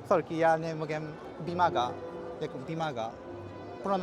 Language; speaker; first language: Polish; non-native, learner; Japanese